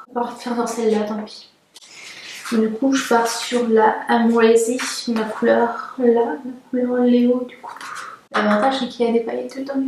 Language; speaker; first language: French; native; French